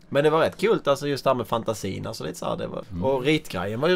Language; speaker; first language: Swedish; native; Swedish